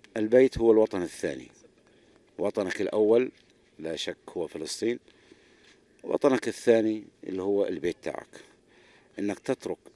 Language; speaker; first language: Arabic; native; Arabic